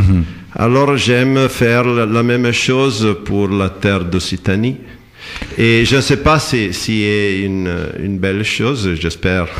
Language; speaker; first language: French; non-native, fluent; Italian